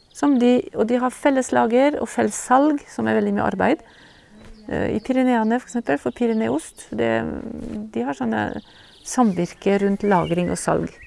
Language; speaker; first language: Norwegian; non-native, fluent; French